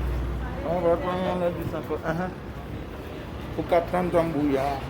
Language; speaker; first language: Portuguese; non-native, learner; Haitian Creole